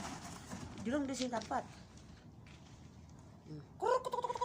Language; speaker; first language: Indonesian; non-native, learner; Cebuano